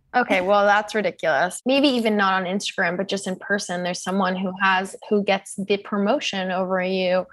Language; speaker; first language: English; native; English